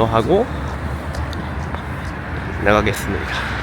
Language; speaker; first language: Korean; non-native, learner; Japanese